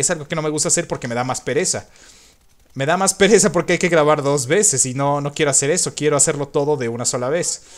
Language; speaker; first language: Spanish; native; Spanish